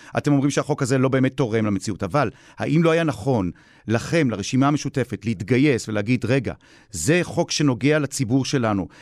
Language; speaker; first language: Hebrew; native; Hebrew